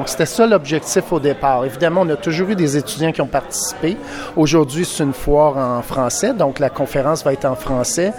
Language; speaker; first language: French; native; French